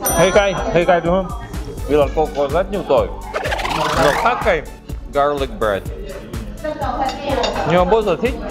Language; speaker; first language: Vietnamese; non-native, learner; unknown